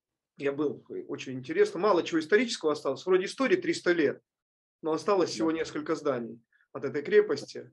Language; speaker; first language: Russian; native; Russian